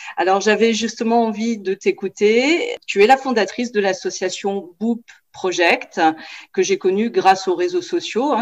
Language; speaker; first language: French; native; French